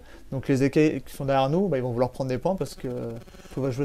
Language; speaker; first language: French; native; French